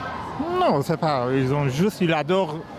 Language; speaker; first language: French; non-native, fluent; Persian